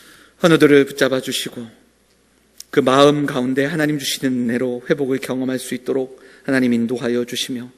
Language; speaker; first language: Korean; native; Korean